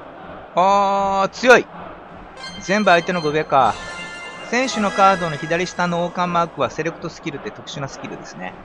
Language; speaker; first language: Japanese; native; Japanese